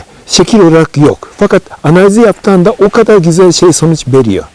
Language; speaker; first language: Turkish; non-native, fluent; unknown